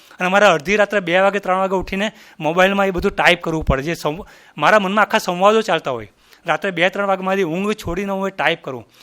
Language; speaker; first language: Gujarati; native; Gujarati